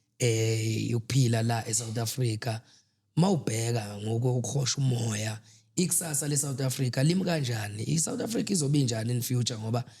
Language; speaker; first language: Zulu; native; Zulu